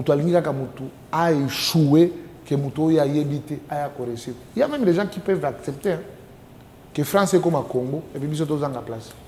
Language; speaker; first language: French; non-native, local second language; Lingala